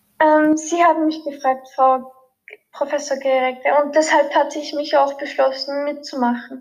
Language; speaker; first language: German; early bilingual, other home language; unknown